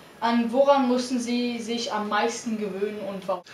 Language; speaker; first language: German; non-native, fluent; English